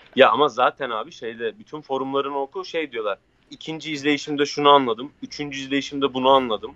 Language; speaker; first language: Turkish; native; Turkish